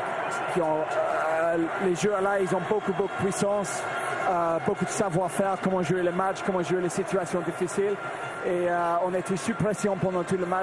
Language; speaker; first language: French; non-native, fluent; English